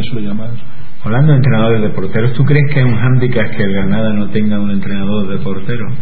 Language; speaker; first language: Spanish; native; Spanish